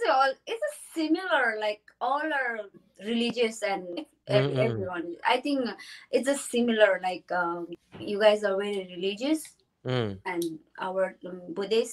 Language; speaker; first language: English; non-native, learner; Tibetan